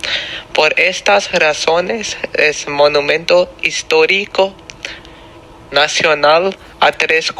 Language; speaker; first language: Spanish; non-native, learner; English